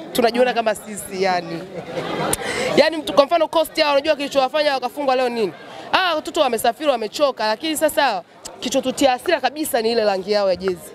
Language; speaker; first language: Swahili; native; Swahili